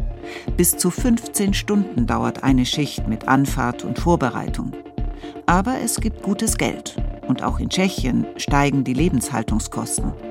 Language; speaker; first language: German; native; German